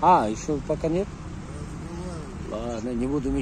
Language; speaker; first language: Russian; non-native, learner; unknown